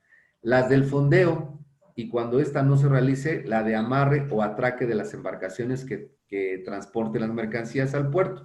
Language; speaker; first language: Spanish; native; Spanish